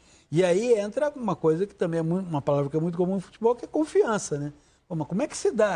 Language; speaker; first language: Portuguese; native; Portuguese